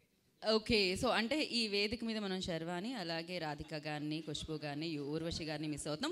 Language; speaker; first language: Telugu; native; Telugu